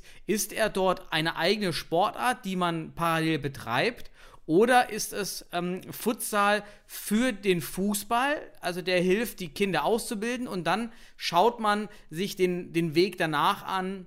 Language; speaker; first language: German; native; German